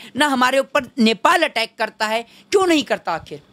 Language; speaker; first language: Hindi; native; Hindi